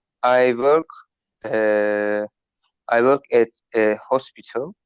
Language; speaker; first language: English; non-native, learner; Turkish